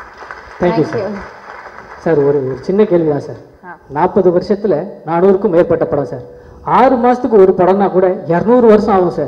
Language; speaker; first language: Tamil; native; Tamil